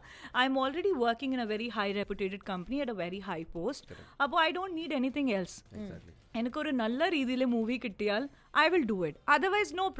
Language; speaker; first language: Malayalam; non-native, local second language; Hindi